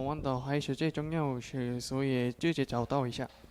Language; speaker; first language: Chinese; non-native, learner; Korean